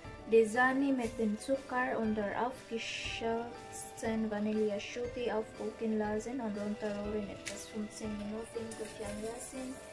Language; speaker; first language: German; non-native, learner; Filipino